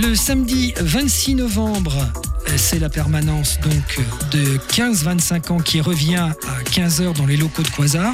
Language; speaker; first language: French; native; French